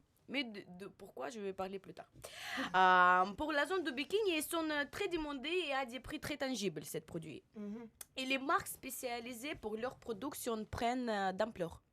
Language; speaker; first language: French; non-native, learner; Russian